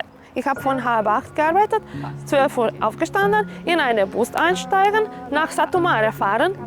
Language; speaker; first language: German; non-native, learner; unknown